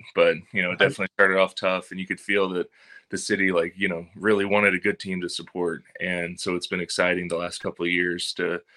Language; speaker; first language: English; native; English